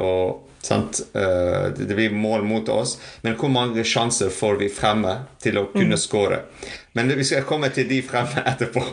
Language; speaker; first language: Norwegian; non-native, fluent; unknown